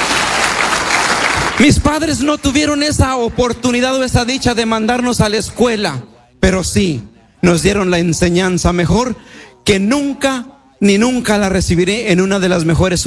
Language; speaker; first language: Spanish; native; Spanish